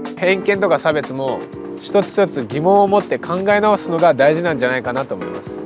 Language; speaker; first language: Japanese; early bilingual, other home language; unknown